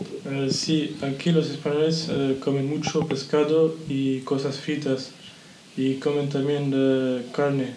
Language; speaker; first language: Spanish; non-native, learner; French